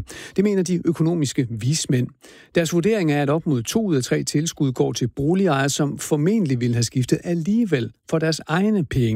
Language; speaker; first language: Danish; native; Danish